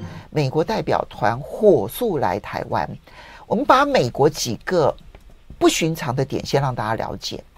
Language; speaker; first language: Chinese; native; Chinese